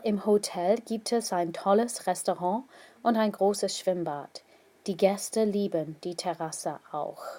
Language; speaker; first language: German; non-native, fluent; English